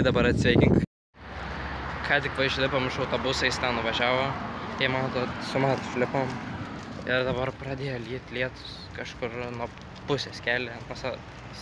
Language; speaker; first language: Lithuanian; native; Lithuanian